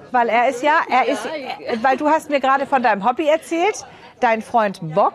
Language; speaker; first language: German; native; German